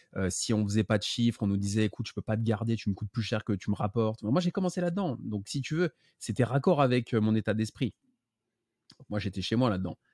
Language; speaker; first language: French; native; French